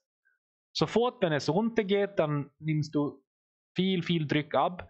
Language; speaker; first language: German; non-native, fluent; Swedish